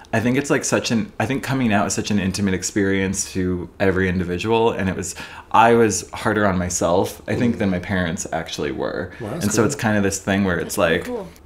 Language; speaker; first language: English; native; English